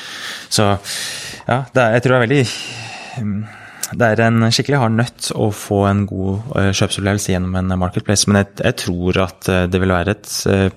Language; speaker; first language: Norwegian; native; Norwegian